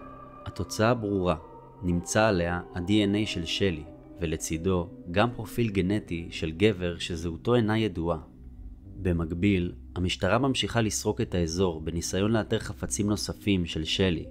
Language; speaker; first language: Hebrew; native; Hebrew